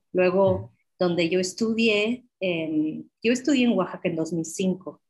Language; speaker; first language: Spanish; non-native, fluent; English